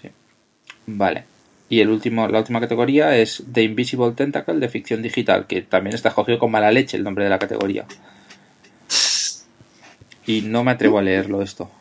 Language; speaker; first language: Spanish; native; Spanish